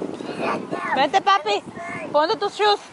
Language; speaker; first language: Spanish; early bilingual, heritage; Spanish